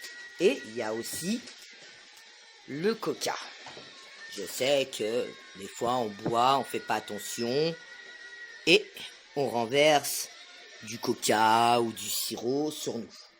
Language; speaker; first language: French; native; French